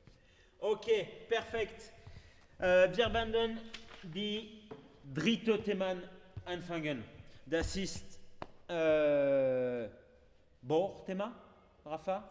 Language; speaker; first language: German; non-native, learner; French